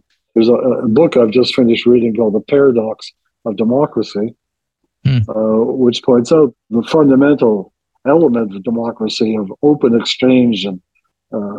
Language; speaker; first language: English; native; English